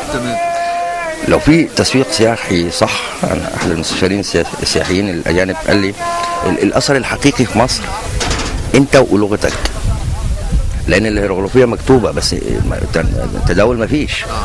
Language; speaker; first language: Egyptian Arabic; non-native, local second language; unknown